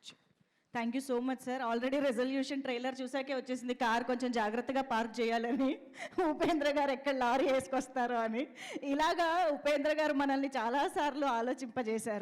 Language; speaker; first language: Telugu; native; Telugu